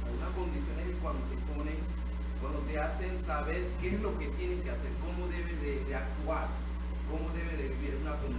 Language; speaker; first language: Spanish; native; Spanish